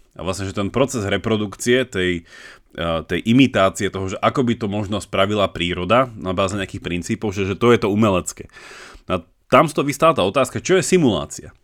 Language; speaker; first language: Slovak; native; Slovak